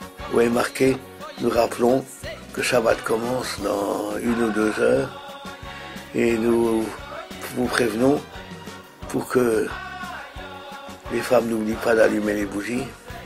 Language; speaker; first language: French; native; French